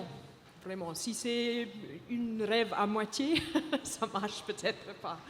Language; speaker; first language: French; non-native, fluent; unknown